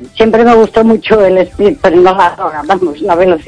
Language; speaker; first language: Spanish; native; Spanish